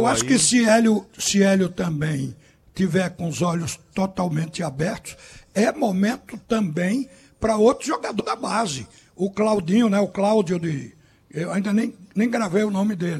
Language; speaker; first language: Portuguese; native; Portuguese